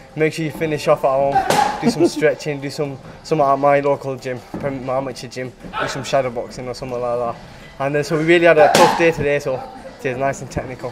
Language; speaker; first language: English; native; English